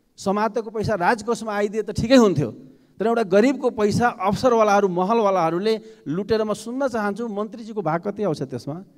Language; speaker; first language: Nepali; non-native, local second language; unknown